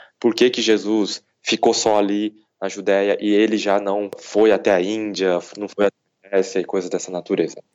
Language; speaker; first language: Portuguese; early bilingual, other home language; Korean